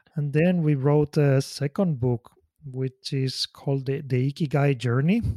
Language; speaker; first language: English; non-native, fluent; Spanish